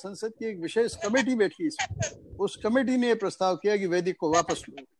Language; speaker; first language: Hindi; native; Hindi